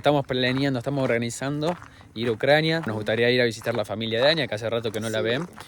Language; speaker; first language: Spanish; native; Spanish